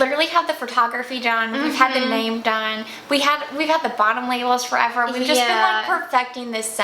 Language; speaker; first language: English; native; English